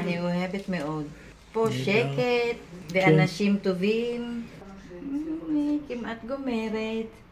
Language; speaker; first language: Hebrew; non-native, learner; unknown